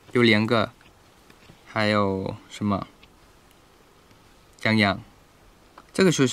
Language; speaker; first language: Chinese; non-native, fluent; Thai